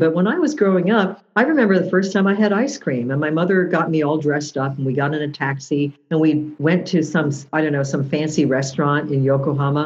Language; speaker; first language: English; early bilingual, other home language; Japanese